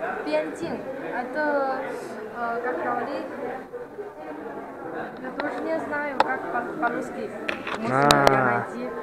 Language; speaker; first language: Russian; non-native, learner; Chinese